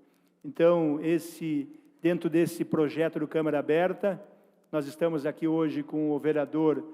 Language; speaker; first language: Portuguese; native; Portuguese